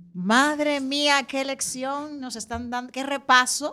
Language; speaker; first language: Spanish; native; Spanish